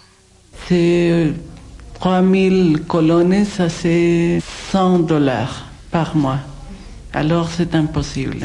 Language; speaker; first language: French; non-native, fluent; Spanish